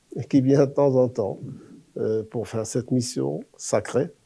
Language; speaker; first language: French; non-native, local second language; Arabic